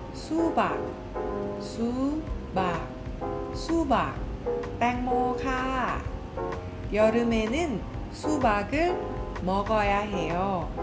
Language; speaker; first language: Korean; non-native, fluent; Thai